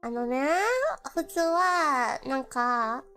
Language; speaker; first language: Japanese; non-native, learner; English